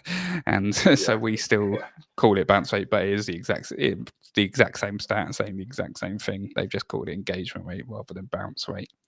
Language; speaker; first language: English; native; English